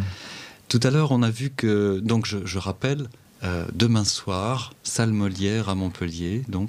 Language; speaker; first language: French; native; French